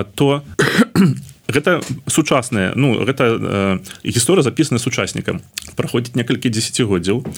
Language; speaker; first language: Belarusian; non-native, local second language; Russian